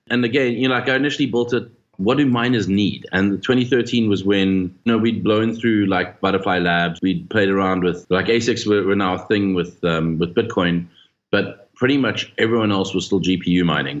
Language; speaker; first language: English; native; English